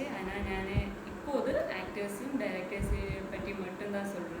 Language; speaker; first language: Tamil; non-native, learner; Malayalam